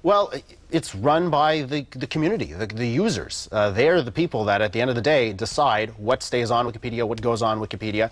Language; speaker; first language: English; native; English